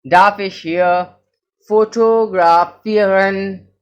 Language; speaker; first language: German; non-native, fluent; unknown